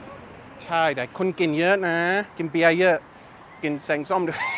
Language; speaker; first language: Thai; non-native, learner; English